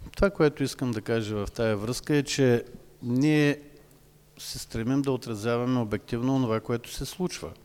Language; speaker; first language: Bulgarian; native; Bulgarian